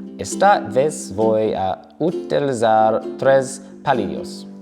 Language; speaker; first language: Spanish; non-native, learner; English